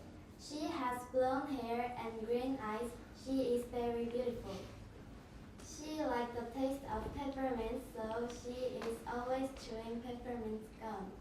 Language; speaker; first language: English; non-native, learner; Korean